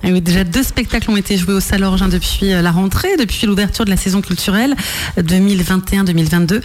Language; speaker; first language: French; native; French